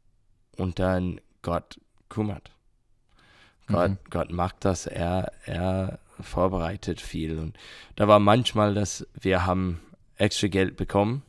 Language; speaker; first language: German; non-native, learner; English